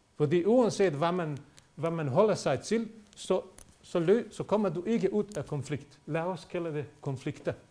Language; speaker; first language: Danish; non-native, fluent; Bosnian